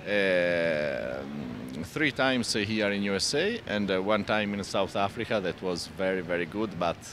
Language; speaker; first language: English; non-native, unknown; Italian